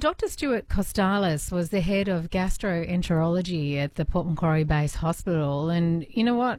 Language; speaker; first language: English; native; English